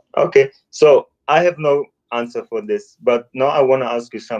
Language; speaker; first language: English; non-native, fluent; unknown